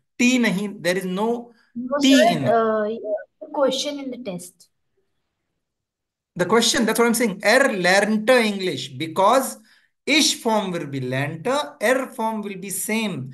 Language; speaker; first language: English; non-native, local second language; Hindi